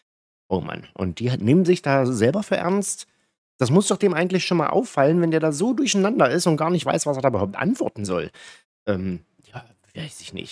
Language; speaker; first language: German; native; German